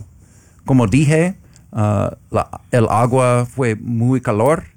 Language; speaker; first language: Spanish; non-native, learner; English